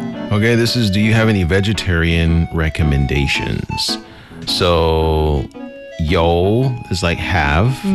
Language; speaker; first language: English; native; English